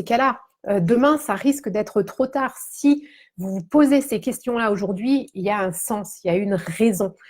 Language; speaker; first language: French; native; French